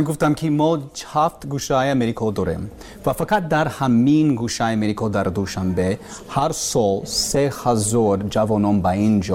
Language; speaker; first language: Persian; non-native, learner; English